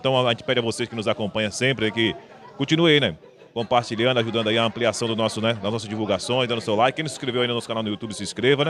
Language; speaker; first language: Portuguese; native; Portuguese